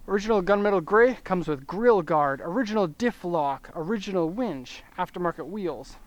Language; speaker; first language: English; native; English